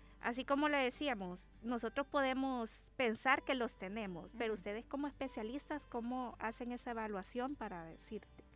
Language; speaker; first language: Spanish; native; Spanish